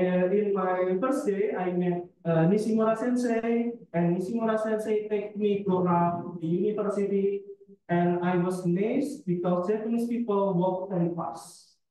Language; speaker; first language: English; non-native, fluent; Indonesian